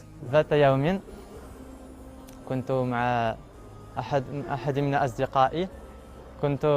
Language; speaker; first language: Arabic; non-native, learner; French